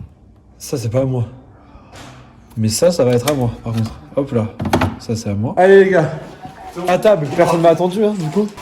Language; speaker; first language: French; native; French